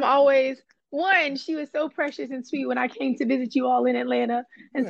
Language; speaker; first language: English; native; English